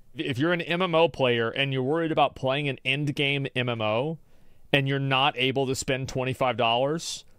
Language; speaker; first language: English; native; English